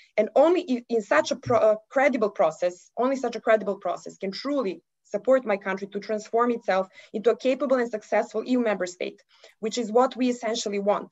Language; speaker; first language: English; non-native, fluent; Serbian